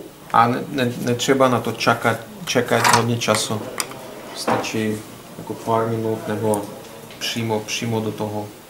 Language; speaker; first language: Czech; non-native, learner; Russian